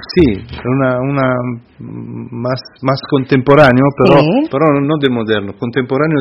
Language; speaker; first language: Spanish; non-native, fluent; Italian